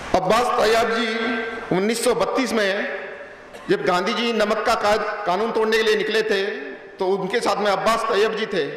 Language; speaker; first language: Hindi; non-native, local second language; Punjabi